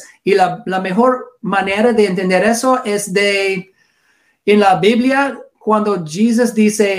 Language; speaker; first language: Spanish; non-native, learner; English